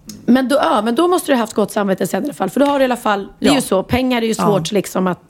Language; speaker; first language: Swedish; native; Swedish